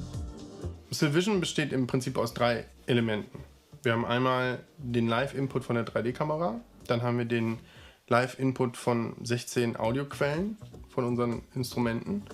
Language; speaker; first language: German; native; German